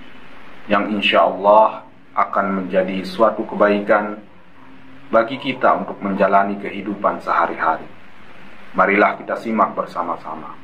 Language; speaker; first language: Indonesian; native; Indonesian